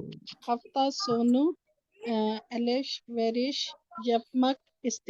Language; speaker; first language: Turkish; non-native, learner; Urdu